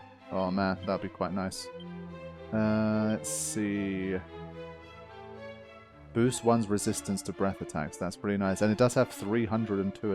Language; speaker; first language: English; native; English